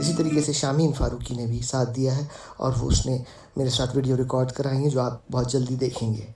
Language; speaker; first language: Urdu; native; Urdu